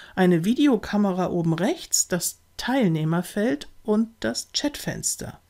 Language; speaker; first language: German; native; German